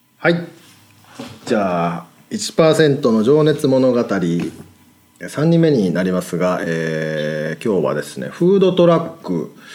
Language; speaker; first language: Japanese; native; Japanese